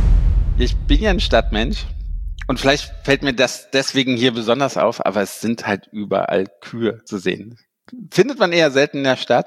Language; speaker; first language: German; native; German